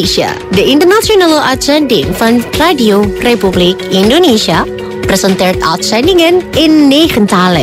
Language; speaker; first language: Dutch; non-native, fluent; Indonesian